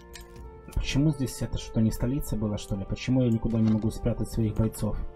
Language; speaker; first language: Russian; native; Russian